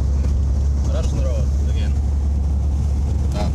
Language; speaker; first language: English; non-native, learner; Russian